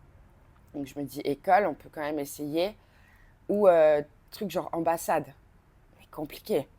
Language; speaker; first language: French; native; French